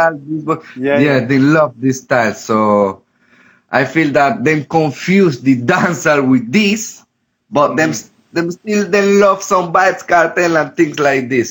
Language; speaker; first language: English; non-native, local second language; Spanish